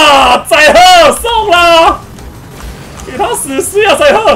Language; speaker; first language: Chinese; native; Chinese